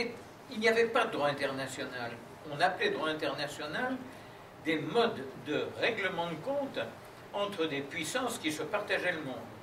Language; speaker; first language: French; native; French